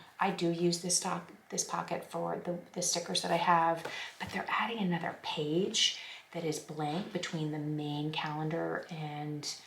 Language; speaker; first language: English; native; English